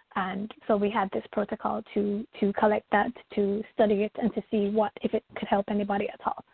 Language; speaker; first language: English; native; English